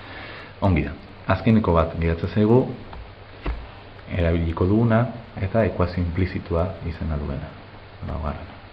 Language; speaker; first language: Basque; native; Basque